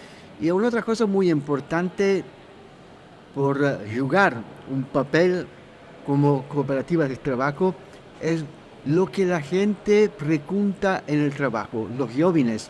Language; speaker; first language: Spanish; non-native, fluent; Italian